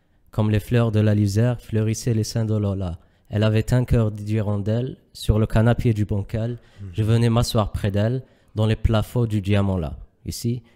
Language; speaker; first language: French; non-native, local second language; Arabic